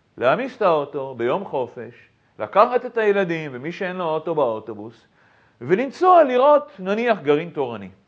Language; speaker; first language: Hebrew; native; Hebrew